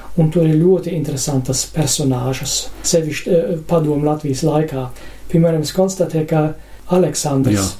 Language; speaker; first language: Latvian; non-native, fluent; German